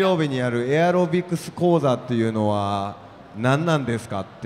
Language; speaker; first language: Japanese; native; Japanese